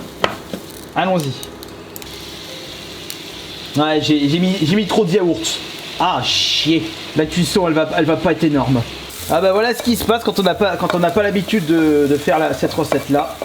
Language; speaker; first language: French; native; French